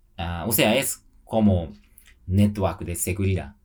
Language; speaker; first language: Spanish; non-native, learner; Japanese